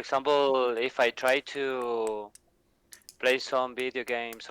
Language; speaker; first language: English; non-native, learner; Spanish